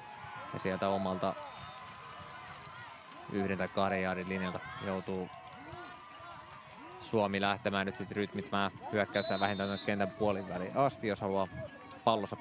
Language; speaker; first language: Finnish; native; Finnish